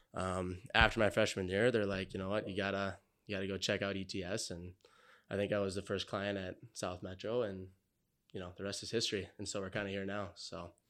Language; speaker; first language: English; native; English